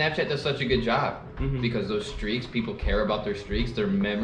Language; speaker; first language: English; native; English